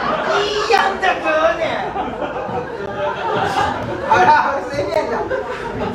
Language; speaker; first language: Chinese; non-native, fluent; Japanese